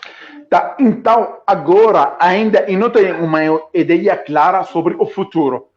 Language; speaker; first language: Portuguese; non-native, fluent; Arabic